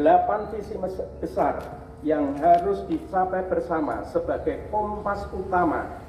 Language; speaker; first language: Indonesian; native; Indonesian